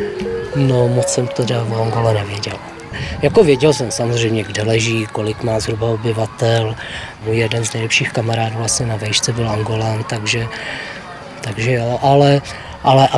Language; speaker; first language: Czech; native; Czech